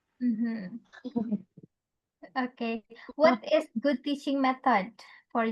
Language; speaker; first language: English; non-native, fluent; Indonesian